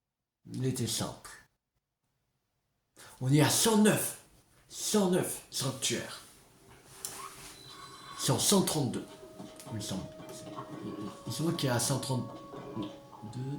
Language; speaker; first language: French; native; French